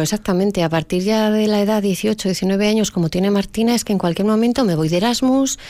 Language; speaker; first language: Spanish; native; Spanish